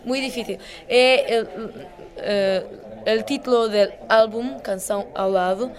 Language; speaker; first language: Spanish; non-native, learner; Portuguese